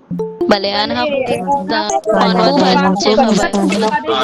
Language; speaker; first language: Persian; non-native, learner; Urdu